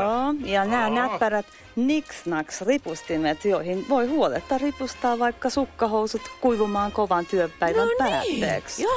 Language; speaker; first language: Finnish; native; Finnish